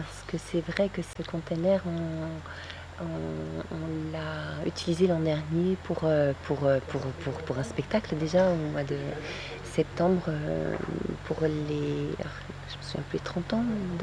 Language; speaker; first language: French; native; French